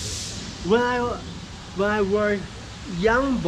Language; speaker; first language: English; non-native, learner; Chinese